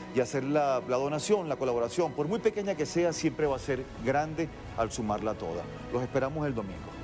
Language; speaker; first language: Spanish; native; Spanish